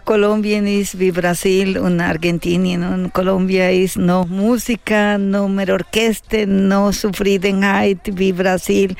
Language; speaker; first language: German; non-native, learner; Spanish